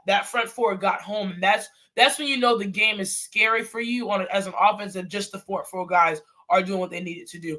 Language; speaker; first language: English; native; English